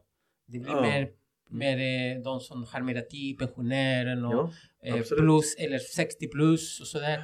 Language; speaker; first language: Swedish; non-native, fluent; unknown